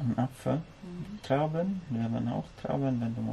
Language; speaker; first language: German; non-native, learner; Italian